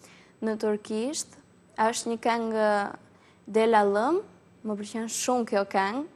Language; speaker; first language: Albanian; early bilingual, heritage; Albanian